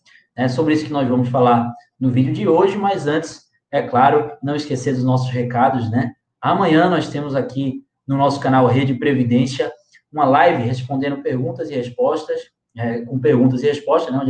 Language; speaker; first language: Portuguese; native; Portuguese